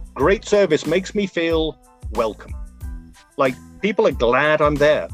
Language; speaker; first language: English; native; English